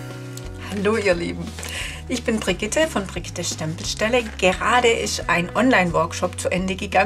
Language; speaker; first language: German; native; German